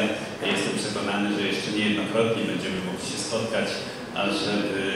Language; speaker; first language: Polish; native; Polish